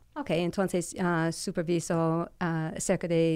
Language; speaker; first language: Spanish; non-native, fluent; English